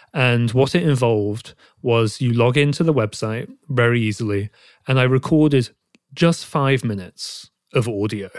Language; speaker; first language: English; native; English